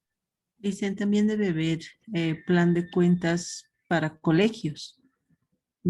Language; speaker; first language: Spanish; native; Spanish